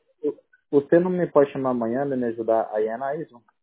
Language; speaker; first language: Spanish; non-native, learner; Portuguese